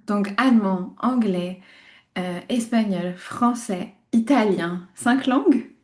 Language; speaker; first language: French; native; French